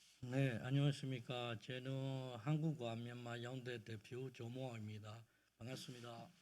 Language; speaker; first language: Korean; non-native, learner; Burmese